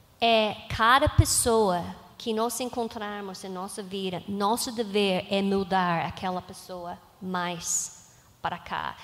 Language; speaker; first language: Portuguese; non-native, learner; English